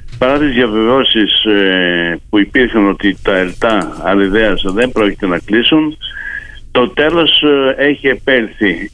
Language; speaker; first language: Greek; native; Greek